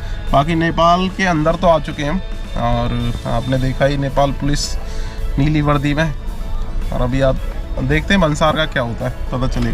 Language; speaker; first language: Hindi; native; Hindi